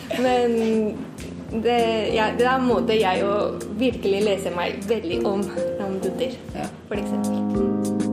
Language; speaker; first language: Norwegian; non-native, fluent; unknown